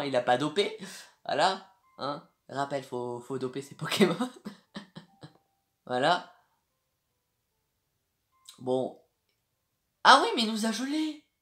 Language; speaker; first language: French; native; French